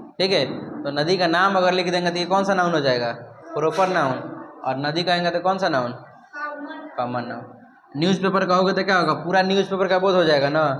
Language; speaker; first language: Hindi; native; Hindi